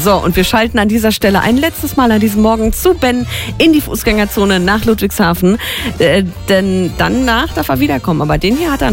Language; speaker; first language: German; native; German